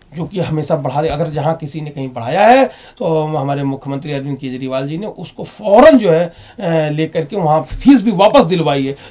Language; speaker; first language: Hindi; native; Hindi